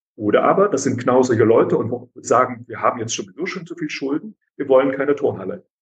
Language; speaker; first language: German; native; German